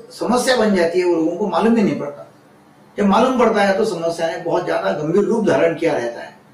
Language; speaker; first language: Hindi; non-native, local second language; Marathi